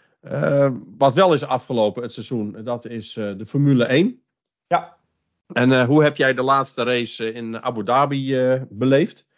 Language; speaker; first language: Dutch; native; Dutch